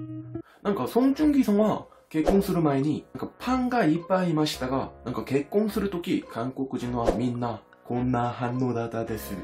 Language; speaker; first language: Japanese; non-native, learner; Korean